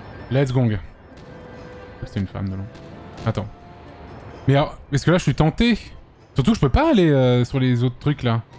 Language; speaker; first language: French; native; French